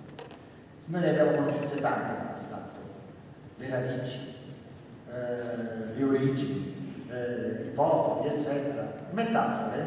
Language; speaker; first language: Italian; native; Italian